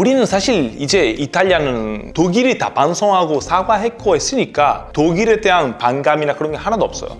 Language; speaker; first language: Korean; non-native, fluent; Italian